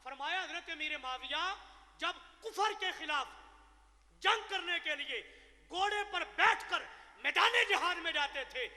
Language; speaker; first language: Urdu; non-native, local second language; Punjabi